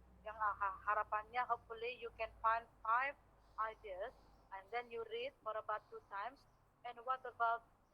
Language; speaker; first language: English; non-native, fluent; Indonesian